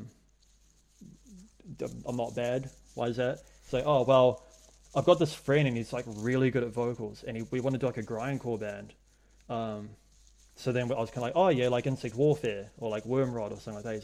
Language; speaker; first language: English; native; English